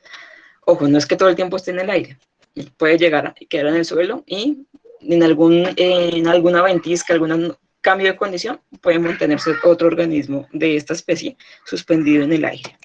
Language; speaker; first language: Spanish; native; Spanish